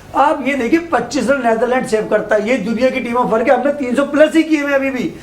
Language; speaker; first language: Urdu; native; Urdu